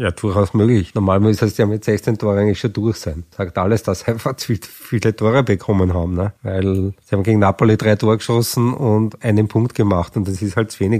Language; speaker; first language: German; native; German